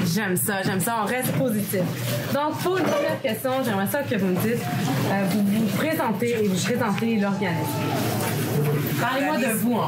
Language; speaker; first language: French; native; French